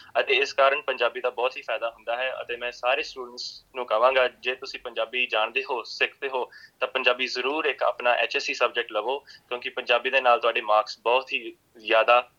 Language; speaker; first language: Punjabi; early bilingual, heritage; Punjabi